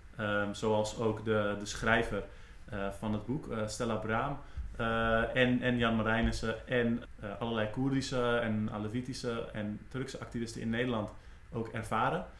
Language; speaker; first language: Dutch; native; Dutch